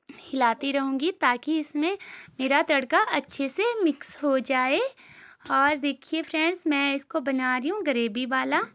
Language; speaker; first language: Hindi; native; Hindi